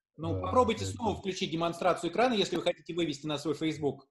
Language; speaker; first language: Russian; native; Russian